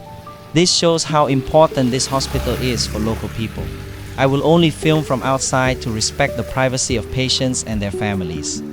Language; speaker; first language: English; non-native, fluent; Vietnamese